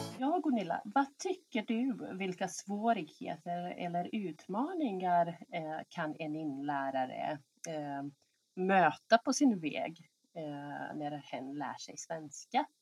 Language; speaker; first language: Swedish; non-native, fluent; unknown